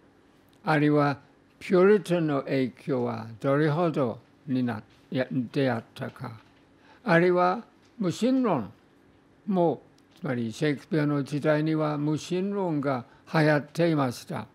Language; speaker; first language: Japanese; non-native, fluent; English